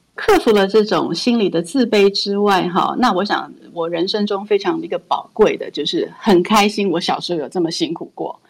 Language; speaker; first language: Chinese; native; Chinese